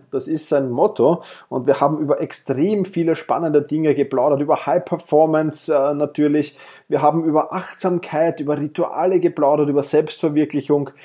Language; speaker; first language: German; native; German